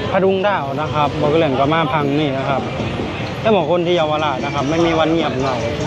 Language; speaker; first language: Thai; native; Thai